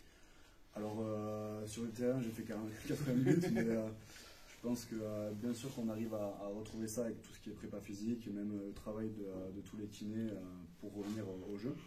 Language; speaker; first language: French; native; French